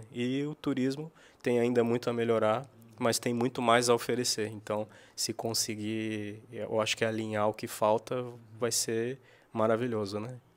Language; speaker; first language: Portuguese; native; Portuguese